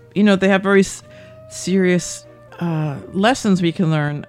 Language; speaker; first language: English; native; English